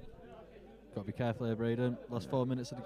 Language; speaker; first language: English; native; English